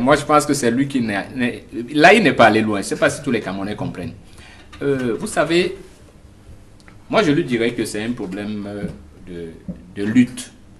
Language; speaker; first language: French; native; French